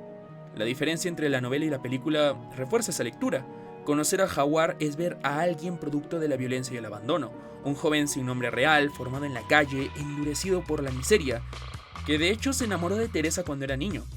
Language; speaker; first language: Spanish; native; Spanish